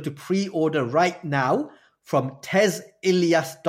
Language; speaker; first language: English; native; English